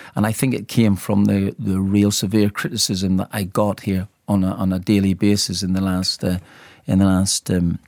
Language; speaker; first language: English; native; English